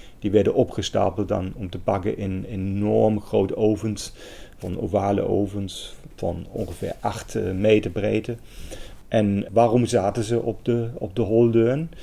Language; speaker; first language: Dutch; non-native, fluent; German